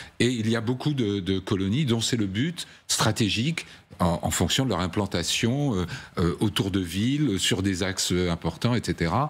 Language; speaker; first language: French; native; French